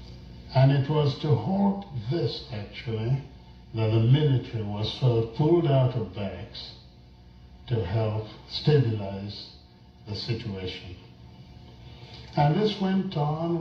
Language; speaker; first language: English; non-native, local second language; Igbo